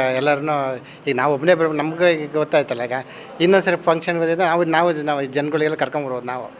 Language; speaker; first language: Kannada; native; Kannada